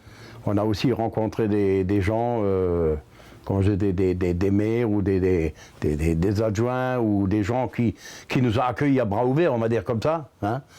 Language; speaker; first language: French; native; French